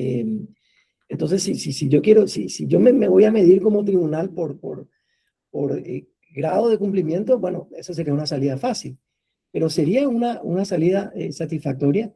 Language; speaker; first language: Spanish; native; Spanish